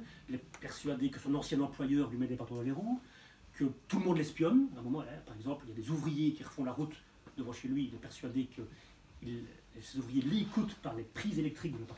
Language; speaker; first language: French; native; French